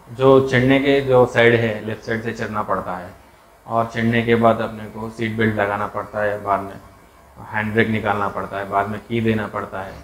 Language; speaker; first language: Hindi; non-native, local second language; Telugu